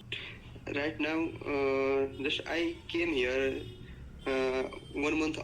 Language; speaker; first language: English; non-native, learner; Nepali